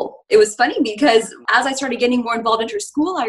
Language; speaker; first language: English; native; English